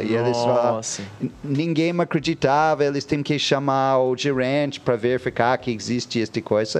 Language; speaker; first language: Portuguese; non-native, fluent; English